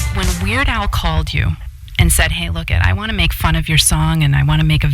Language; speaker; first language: English; native; English